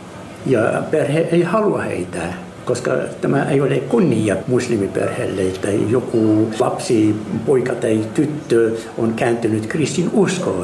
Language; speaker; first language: Finnish; non-native, fluent; Arabic